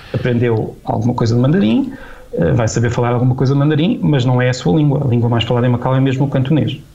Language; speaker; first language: Portuguese; native; Portuguese